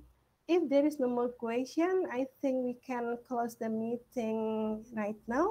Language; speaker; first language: English; non-native, learner; Indonesian